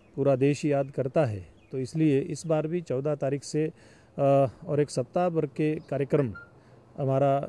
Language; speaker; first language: Hindi; native; Hindi